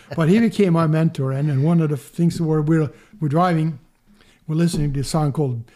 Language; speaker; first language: English; non-native, fluent; Swedish